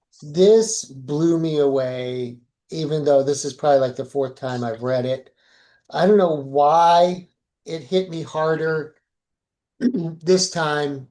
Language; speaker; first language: English; native; English